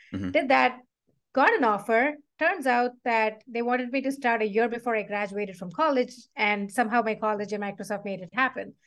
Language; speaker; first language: English; non-native, local second language; Tamil